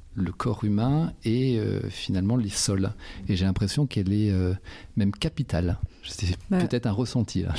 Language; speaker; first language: French; native; French